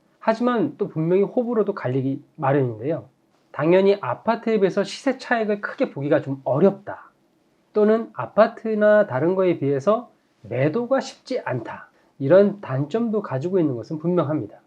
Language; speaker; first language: Korean; native; Korean